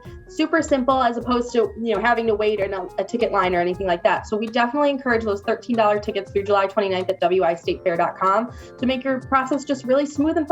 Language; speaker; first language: English; native; English